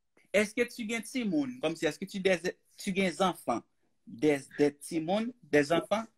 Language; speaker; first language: French; non-native, learner; Haitian Creole